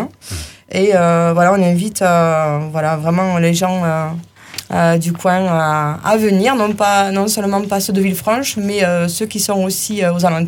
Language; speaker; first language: French; native; French